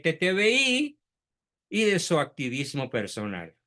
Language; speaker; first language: Spanish; native; Spanish